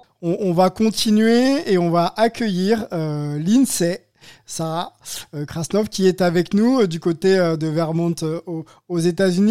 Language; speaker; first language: French; native; French